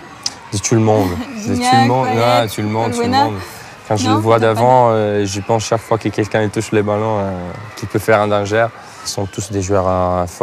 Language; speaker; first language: French; non-native, fluent; Italian